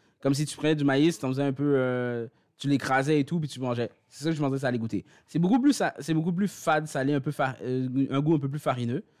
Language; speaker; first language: French; early bilingual, other home language; Haitian Creole